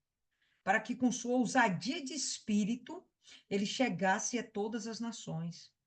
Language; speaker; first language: Portuguese; native; Portuguese